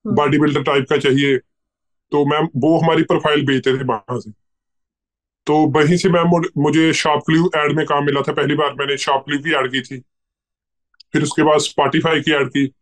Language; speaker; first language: Hindi; native; Hindi